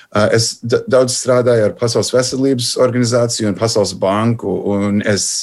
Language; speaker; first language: Latvian; non-native, fluent; English